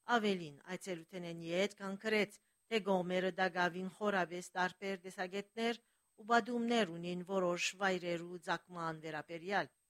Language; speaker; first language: Armenian; early bilingual, heritage; Armenian